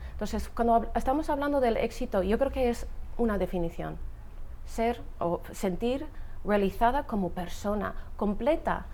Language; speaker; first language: Spanish; non-native, fluent; English